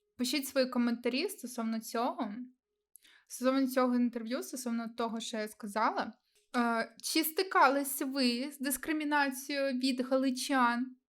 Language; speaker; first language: Ukrainian; non-native, local second language; Russian